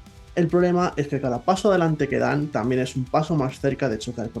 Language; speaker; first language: Spanish; native; Spanish